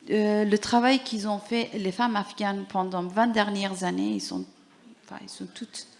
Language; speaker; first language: French; non-native, learner; Persian